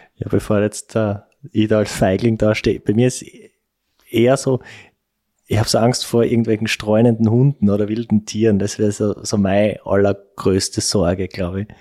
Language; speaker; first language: German; native; German